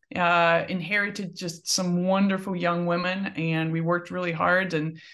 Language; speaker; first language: English; native; English